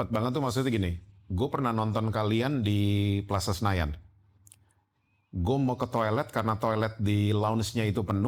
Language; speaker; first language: Indonesian; native; Indonesian